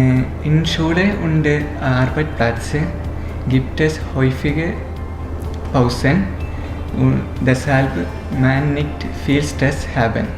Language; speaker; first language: German; non-native, learner; Malayalam